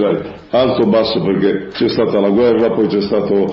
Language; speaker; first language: Italian; early bilingual, heritage; Italian